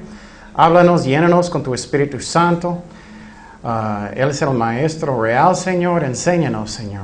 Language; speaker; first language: Spanish; non-native, fluent; English